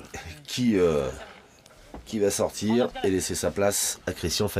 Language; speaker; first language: French; native; French